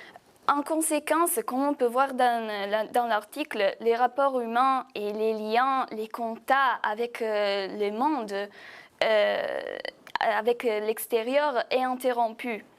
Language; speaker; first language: French; non-native, fluent; Italian